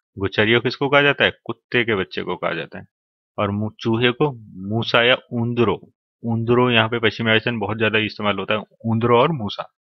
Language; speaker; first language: Hindi; native; Hindi